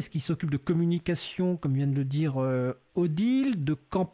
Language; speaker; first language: French; native; French